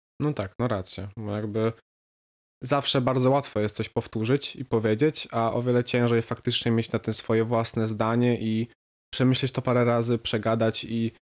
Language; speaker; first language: Polish; native; Polish